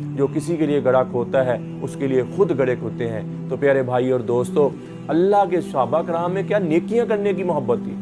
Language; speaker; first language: Urdu; non-native, local second language; Punjabi